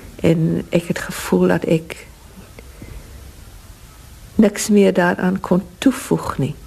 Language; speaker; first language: Dutch; non-native, learner; English